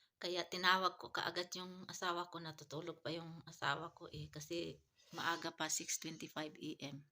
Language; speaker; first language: Filipino; non-native, local second language; Iloko